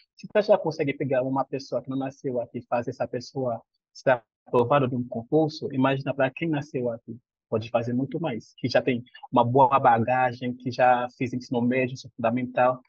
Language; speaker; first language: Portuguese; non-native, fluent; Haitian Creole